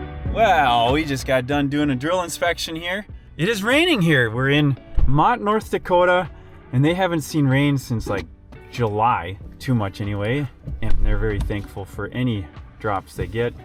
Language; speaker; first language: English; native; English